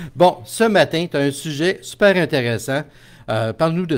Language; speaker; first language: French; native; French